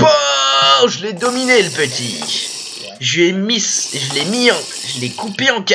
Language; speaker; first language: French; native; French